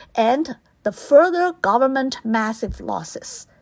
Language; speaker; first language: English; non-native, fluent; Chinese